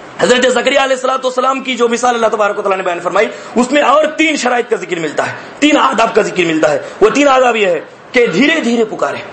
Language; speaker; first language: Urdu; native; Urdu